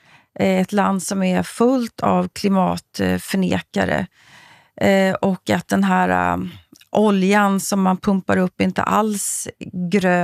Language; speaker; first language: Swedish; native; Swedish